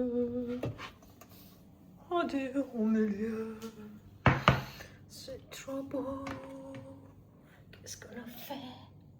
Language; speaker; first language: French; non-native, learner; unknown